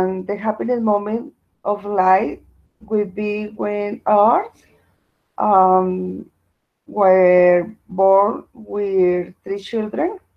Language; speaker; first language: English; non-native, learner; Spanish